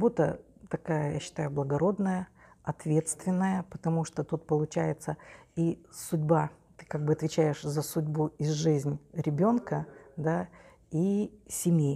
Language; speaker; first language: Russian; native; Russian